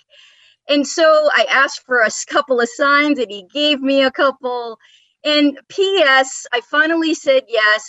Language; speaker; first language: English; native; English